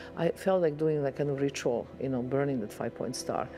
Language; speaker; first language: English; non-native, fluent; Serbian